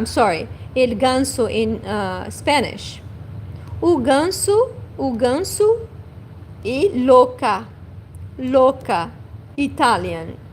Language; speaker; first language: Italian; non-native, learner; Portuguese